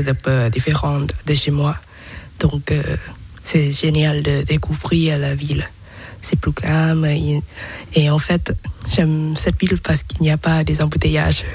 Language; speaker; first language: French; non-native, learner; Thai